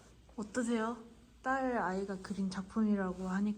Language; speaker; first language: Korean; native; Korean